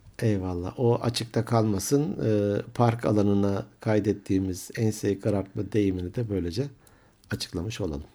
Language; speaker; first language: Turkish; native; Turkish